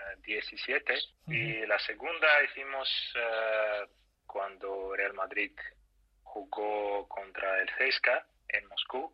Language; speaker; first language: Spanish; non-native, fluent; Russian